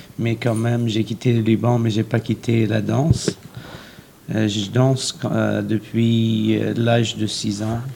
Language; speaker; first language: French; non-native, local second language; Arabic